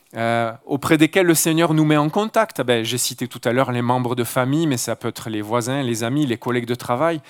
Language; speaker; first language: French; native; French